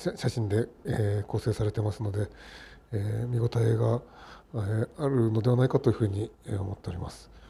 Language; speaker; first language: Japanese; native; Japanese